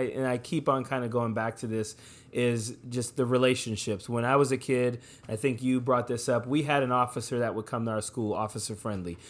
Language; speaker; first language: English; native; English